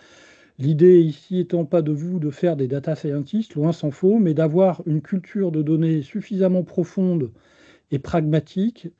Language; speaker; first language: French; native; French